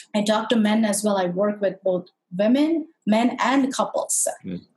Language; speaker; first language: English; non-native, local second language; Tamil